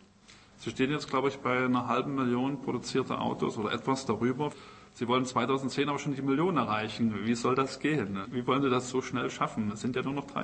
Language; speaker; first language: German; native; German